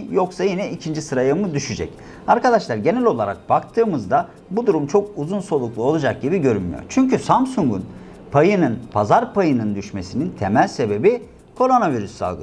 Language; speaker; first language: Turkish; native; Turkish